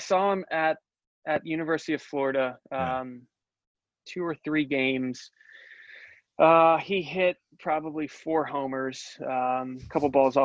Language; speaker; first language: English; native; English